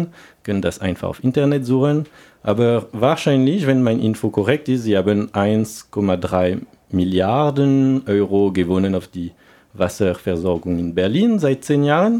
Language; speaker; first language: German; non-native, learner; French